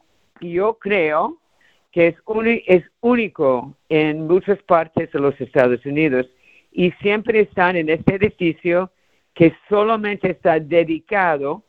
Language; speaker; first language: Spanish; early bilingual, heritage; Spanish